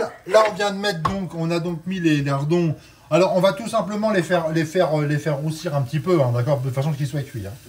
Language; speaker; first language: French; native; French